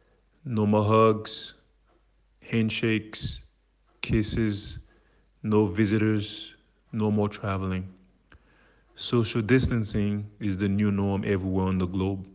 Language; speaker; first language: English; non-native, fluent; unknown